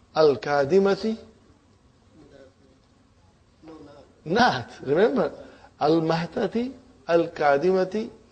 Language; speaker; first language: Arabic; non-native, fluent; Urdu